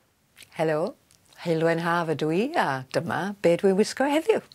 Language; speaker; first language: Welsh; native; Welsh